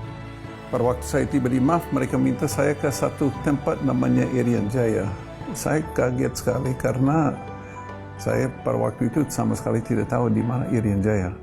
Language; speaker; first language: Indonesian; non-native, fluent; English